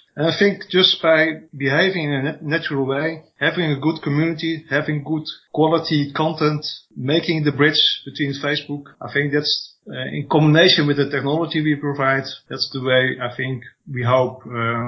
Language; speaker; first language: English; non-native, fluent; Dutch